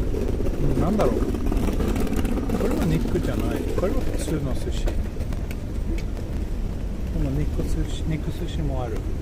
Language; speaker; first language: Japanese; non-native, fluent; Swedish